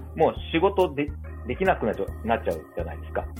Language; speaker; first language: Japanese; native; Japanese